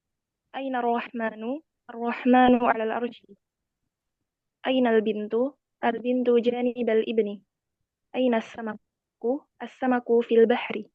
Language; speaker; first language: Arabic; non-native, learner; Indonesian